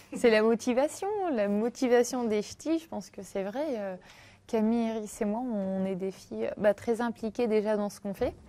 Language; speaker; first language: French; native; French